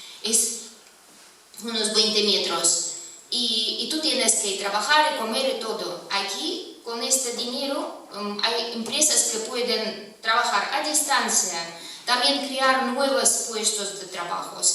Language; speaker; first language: Spanish; non-native, fluent; Russian